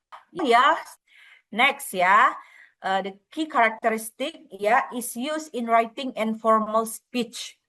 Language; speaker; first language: English; non-native, fluent; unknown